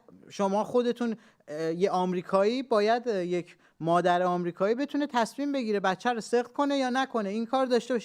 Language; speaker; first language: Persian; native; Persian